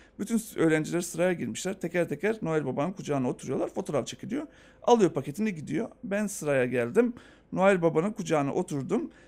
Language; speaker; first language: Turkish; native; Turkish